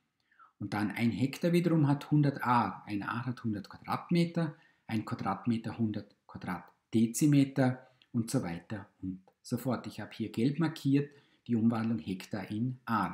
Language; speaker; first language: German; native; German